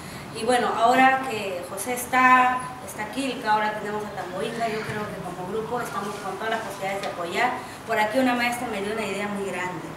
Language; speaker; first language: Spanish; native; Spanish